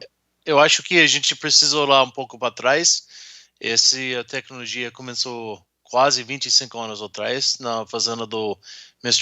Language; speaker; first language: Portuguese; non-native, fluent; English